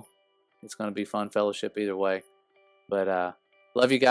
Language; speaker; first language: English; native; English